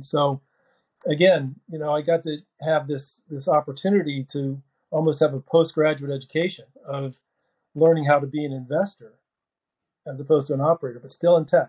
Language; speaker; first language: English; native; English